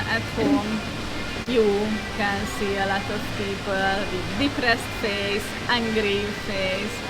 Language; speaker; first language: English; non-native, learner; Hungarian